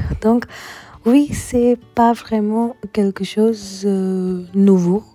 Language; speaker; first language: French; non-native, learner; Hindi